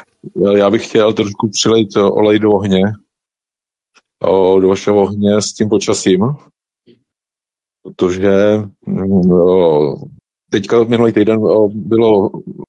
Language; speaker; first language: Czech; native; Czech